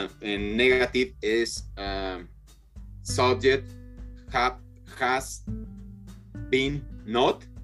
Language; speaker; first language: English; non-native, learner; Spanish